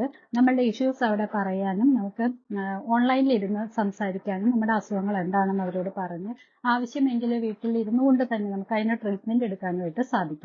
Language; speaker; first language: Malayalam; native; Malayalam